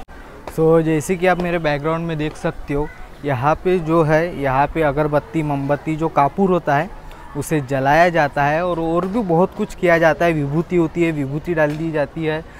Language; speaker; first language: Hindi; non-native, local second language; Marathi